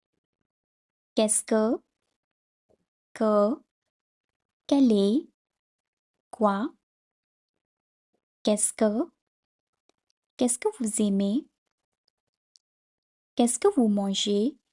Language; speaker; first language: French; non-native, fluent; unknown